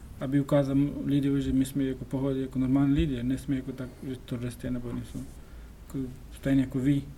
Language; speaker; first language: Czech; non-native, learner; Pashto